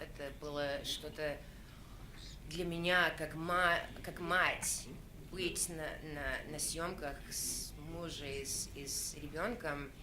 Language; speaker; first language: Russian; early bilingual, heritage; Russian